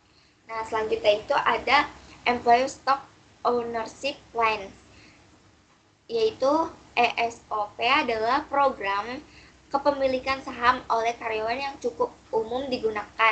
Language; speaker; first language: Indonesian; native; Indonesian